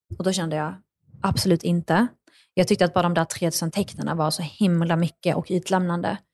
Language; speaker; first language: Swedish; early bilingual, other home language; Arabic